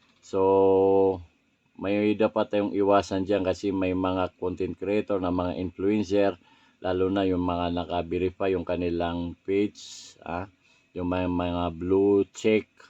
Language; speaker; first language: Filipino; non-native, local second language; Maranao